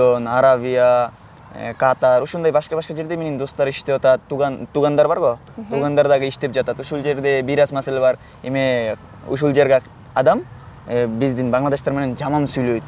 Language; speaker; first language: Kyrgyz; non-native, learner; Bangla